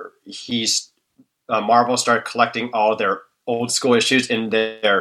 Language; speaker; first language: English; native; English